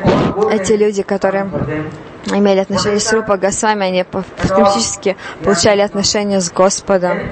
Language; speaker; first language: Russian; non-native, learner; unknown